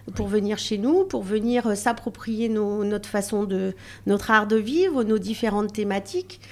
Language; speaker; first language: French; native; French